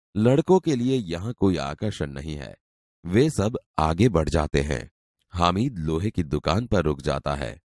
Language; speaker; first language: Hindi; non-native, local second language; Gujarati